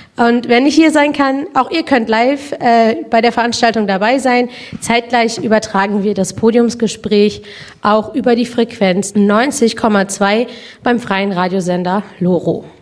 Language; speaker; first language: German; native; German